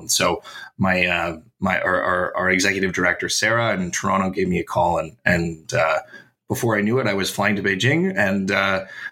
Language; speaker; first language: English; native; English